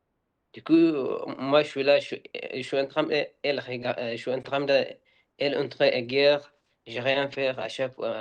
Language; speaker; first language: French; non-native, learner; Arabic